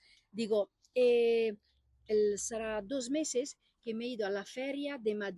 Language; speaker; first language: Spanish; non-native, learner; Italian